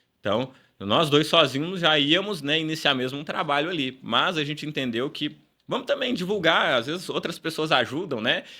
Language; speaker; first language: Portuguese; early bilingual, other home language; Upper Guinea Crioulo